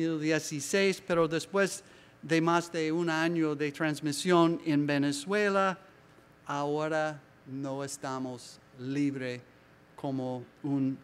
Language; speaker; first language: Spanish; non-native, learner; English